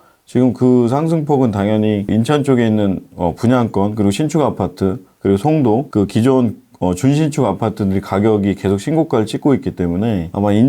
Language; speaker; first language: Korean; native; Korean